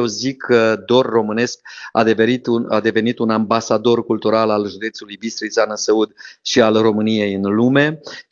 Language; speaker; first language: Romanian; native; Romanian